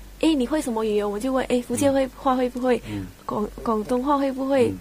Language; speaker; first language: Chinese; native; Chinese